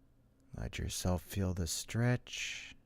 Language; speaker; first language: English; native; English